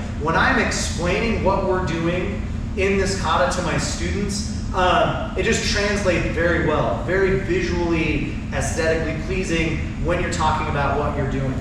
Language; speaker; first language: English; native; English